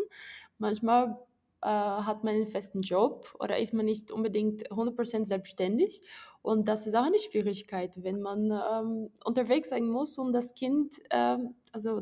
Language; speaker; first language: German; non-native, fluent; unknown